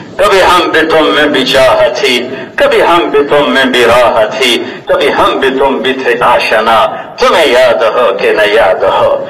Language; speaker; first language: Urdu; non-native, local second language; Punjabi